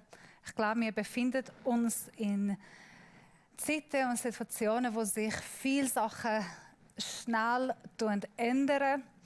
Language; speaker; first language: German; non-native, learner; Persian